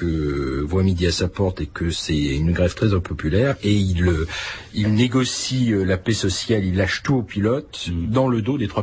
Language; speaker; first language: French; native; French